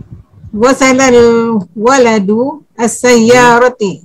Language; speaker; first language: Arabic; non-native, learner; Malay